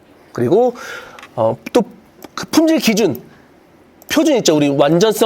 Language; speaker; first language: Korean; native; Korean